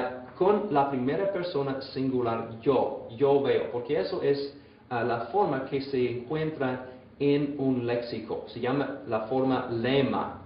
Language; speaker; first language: Spanish; non-native, fluent; English